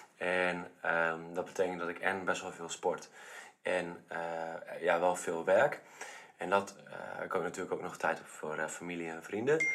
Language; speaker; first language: Dutch; native; Dutch